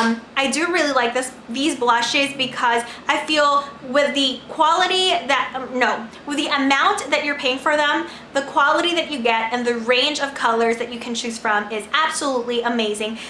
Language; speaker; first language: English; non-native, local second language; Filipino